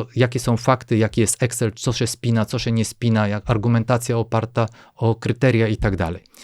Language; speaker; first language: Polish; non-native, fluent; Bulgarian